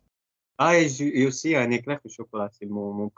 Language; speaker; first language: French; non-native, fluent; Portuguese